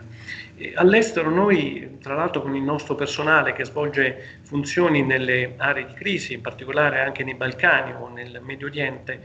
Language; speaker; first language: Italian; native; Italian